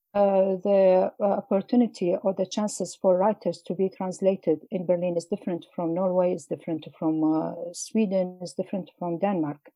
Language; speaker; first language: English; non-native, fluent; Arabic